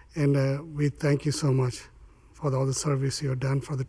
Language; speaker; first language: English; non-native, fluent; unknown